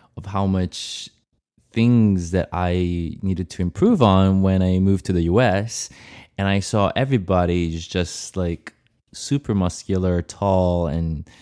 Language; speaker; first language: English; non-native, fluent; Portuguese